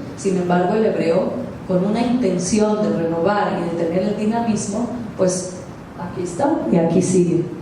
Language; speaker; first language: Spanish; non-native, fluent; Hebrew